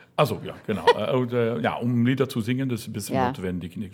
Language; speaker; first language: German; non-native, fluent; French